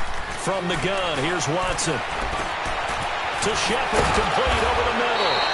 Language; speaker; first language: English; native; English